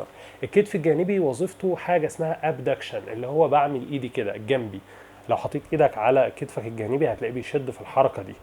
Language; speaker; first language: Arabic; native; Arabic